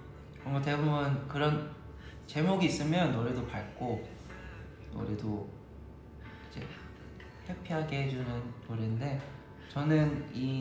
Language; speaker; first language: Korean; early bilingual, heritage; Korean